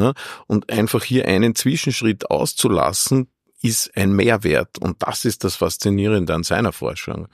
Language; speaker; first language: German; native; German